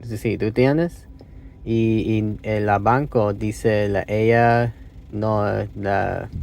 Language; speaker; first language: Spanish; non-native, learner; English